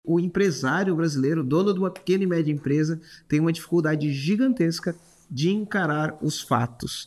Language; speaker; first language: Portuguese; native; Portuguese